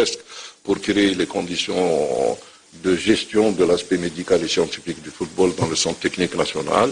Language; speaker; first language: French; non-native, local second language; Arabic